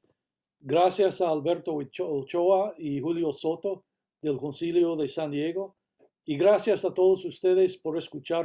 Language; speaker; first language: Spanish; early bilingual, heritage; Spanish